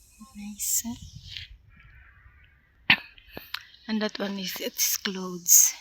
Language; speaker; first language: English; non-native, learner; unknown